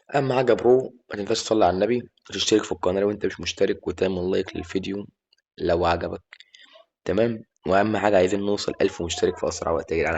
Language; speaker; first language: Arabic; native; Arabic